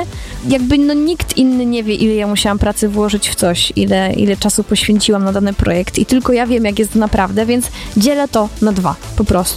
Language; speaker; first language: Polish; native; Polish